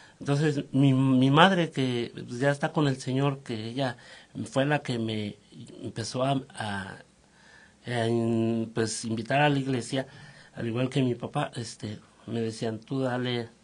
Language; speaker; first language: Spanish; native; Spanish